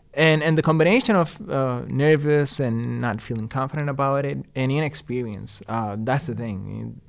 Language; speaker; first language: English; non-native, fluent; Spanish